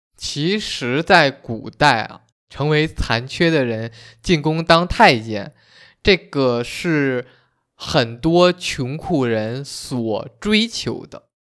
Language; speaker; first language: Chinese; native; Chinese